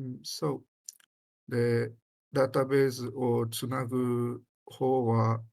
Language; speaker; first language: Japanese; non-native, learner; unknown